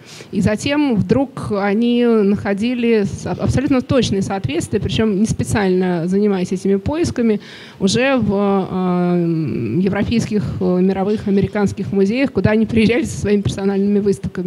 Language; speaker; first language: Russian; native; Russian